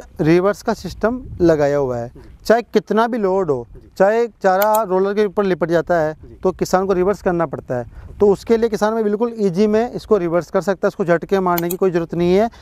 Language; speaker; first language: Hindi; native; Hindi